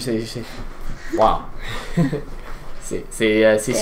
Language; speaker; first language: French; non-native, learner; English